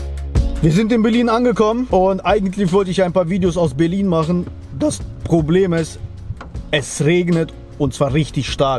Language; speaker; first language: German; early bilingual, other home language; Russian